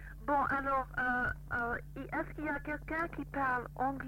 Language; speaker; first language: French; non-native, fluent; English